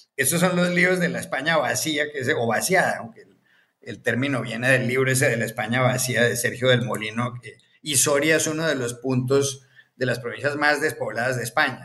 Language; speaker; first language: Spanish; native; Spanish